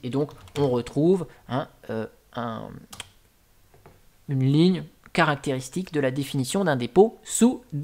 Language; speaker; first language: French; native; French